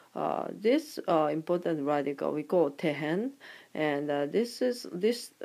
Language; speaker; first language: English; non-native, fluent; Japanese